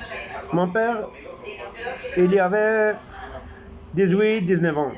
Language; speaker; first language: French; non-native, local second language; Arabic